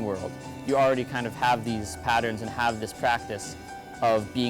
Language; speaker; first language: English; native; English